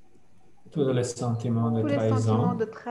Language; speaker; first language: French; non-native, fluent; Italian